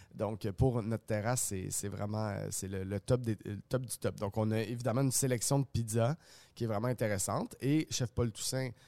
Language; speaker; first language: French; native; French